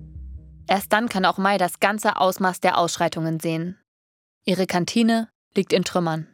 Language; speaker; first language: German; native; German